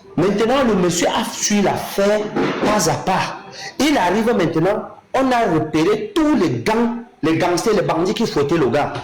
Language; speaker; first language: French; non-native, local second language; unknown